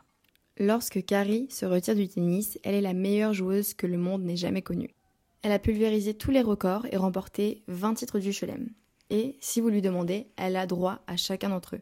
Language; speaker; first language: French; native; French